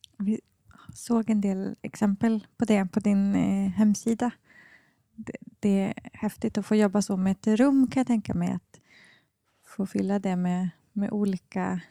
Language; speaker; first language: Swedish; native; Swedish